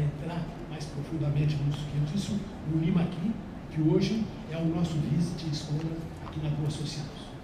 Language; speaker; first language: Portuguese; native; Portuguese